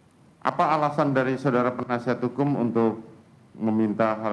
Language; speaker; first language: Indonesian; native; Indonesian